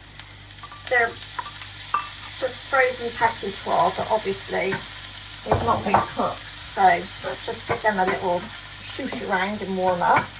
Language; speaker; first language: English; native; English